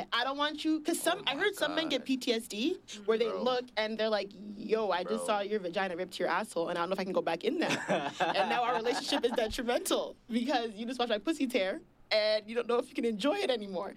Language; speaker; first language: English; native; English